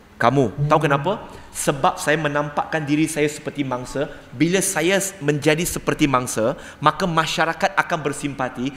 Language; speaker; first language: Malay; non-native, local second language; Cantonese